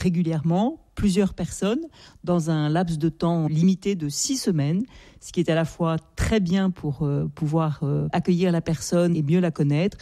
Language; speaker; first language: French; native; French